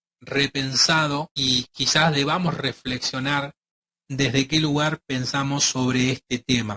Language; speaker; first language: Spanish; native; Spanish